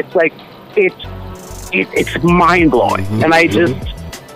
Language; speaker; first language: English; native; English